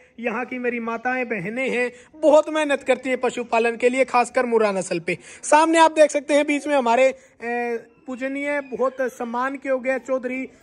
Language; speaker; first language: Hindi; native; Hindi